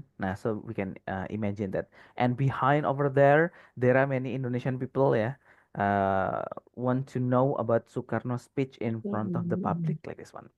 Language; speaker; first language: English; non-native, fluent; Indonesian